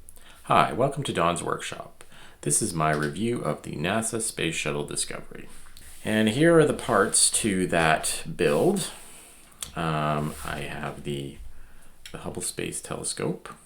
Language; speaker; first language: English; native; English